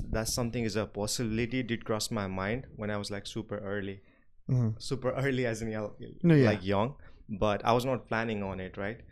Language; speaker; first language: English; non-native, local second language; Nepali